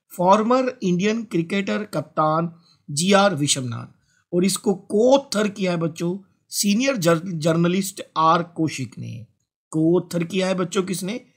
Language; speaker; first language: Hindi; non-native, local second language; Punjabi